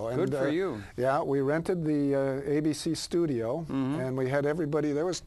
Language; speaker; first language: English; native; English